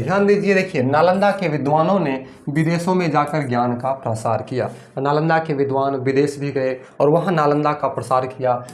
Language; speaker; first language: Hindi; native; Hindi